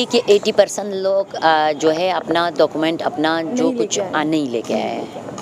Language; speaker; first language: Hindi; non-native, fluent; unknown